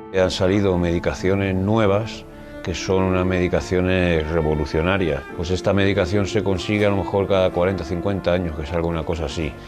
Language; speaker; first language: Spanish; native; Spanish